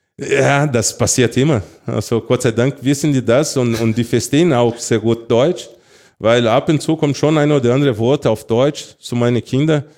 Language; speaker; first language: German; non-native, fluent; Portuguese